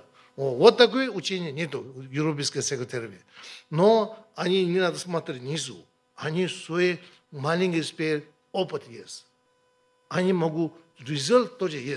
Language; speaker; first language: Russian; non-native, learner; Tibetan